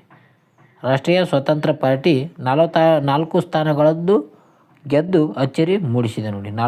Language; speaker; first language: Kannada; native; Kannada